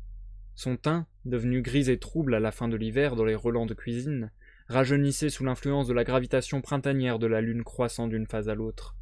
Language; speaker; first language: French; native; French